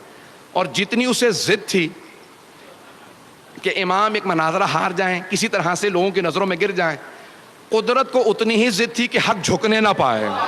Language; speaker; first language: Urdu; native; Urdu